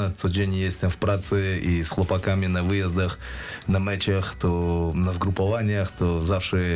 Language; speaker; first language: Polish; non-native, fluent; Russian